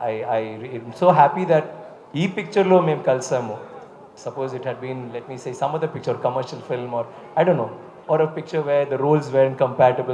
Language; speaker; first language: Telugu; non-native, learner; Tamil